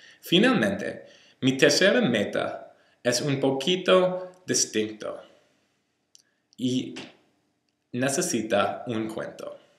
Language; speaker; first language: Spanish; non-native, learner; English